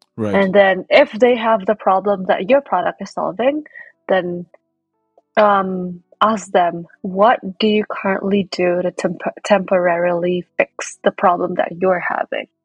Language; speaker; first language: English; non-native, fluent; Indonesian